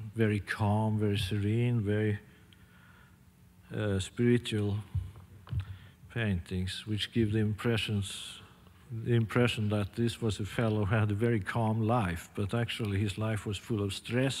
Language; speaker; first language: English; non-native, fluent; Swedish